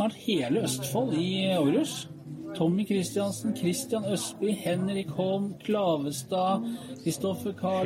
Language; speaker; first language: Norwegian; native; Norwegian